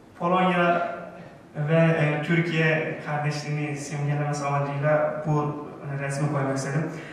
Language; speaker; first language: Turkish; native; Turkish